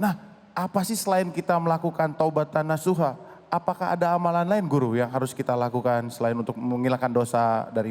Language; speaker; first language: Indonesian; native; Indonesian